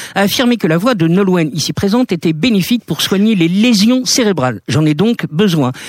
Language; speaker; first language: French; native; French